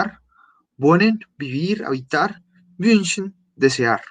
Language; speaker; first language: German; non-native, learner; Spanish